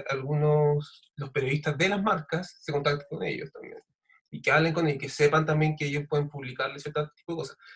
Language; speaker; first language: Spanish; native; Spanish